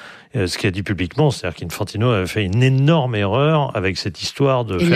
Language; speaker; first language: French; native; French